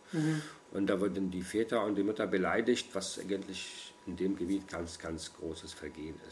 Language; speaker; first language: German; non-native, fluent; Arabic